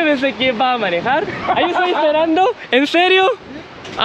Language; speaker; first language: Spanish; non-native, learner; Thai